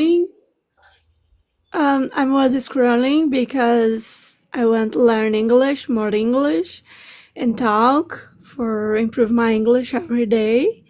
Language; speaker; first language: English; non-native, learner; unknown